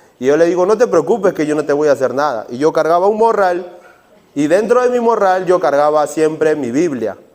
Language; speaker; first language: Spanish; native; Spanish